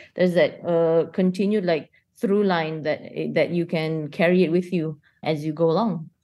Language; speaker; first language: English; non-native, local second language; Malay